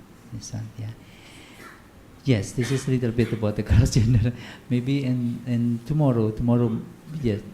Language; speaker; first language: English; non-native, learner; Indonesian